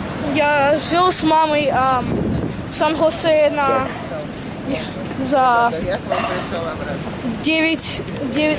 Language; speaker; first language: Russian; early bilingual, heritage; Russian